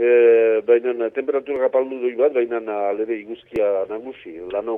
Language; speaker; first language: Basque; native; Basque